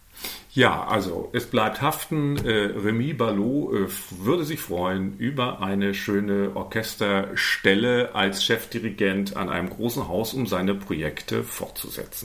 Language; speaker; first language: German; native; German